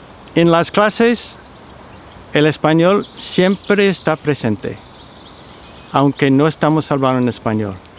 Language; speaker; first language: Spanish; non-native, fluent; English